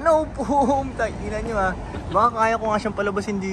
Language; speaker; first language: Filipino; native; Filipino